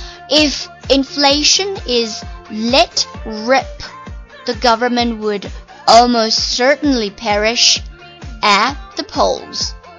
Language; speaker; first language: English; non-native, fluent; Chinese